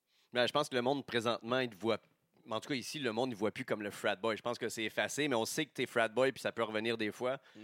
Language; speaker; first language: French; native; French